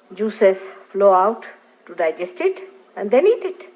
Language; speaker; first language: English; non-native, local second language; Marathi